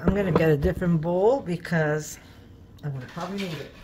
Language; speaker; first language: English; native; English